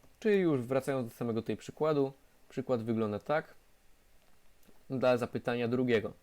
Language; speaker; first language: Polish; native; Polish